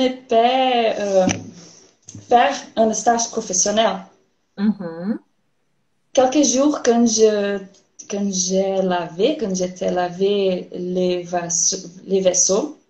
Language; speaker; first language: French; non-native, learner; Portuguese